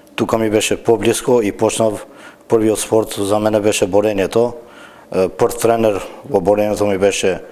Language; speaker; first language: Macedonian; non-native, local second language; Albanian